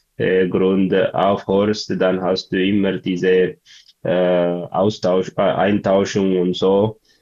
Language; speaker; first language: German; non-native, learner; Tigrinya